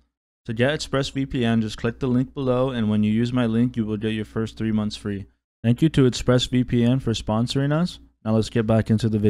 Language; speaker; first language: English; native; English